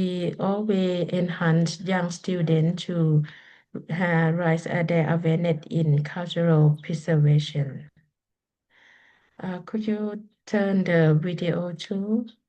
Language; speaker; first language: English; non-native, learner; Lao